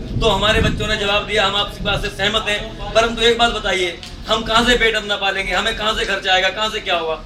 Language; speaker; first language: Hindi; native; Hindi